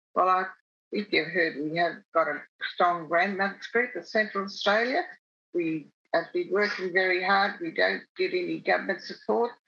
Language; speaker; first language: English; native; English